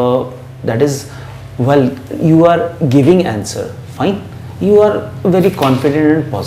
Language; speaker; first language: English; non-native, local second language; Hindi